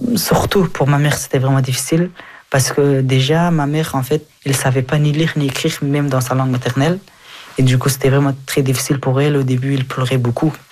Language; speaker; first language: French; early bilingual, other home language; Hazaragi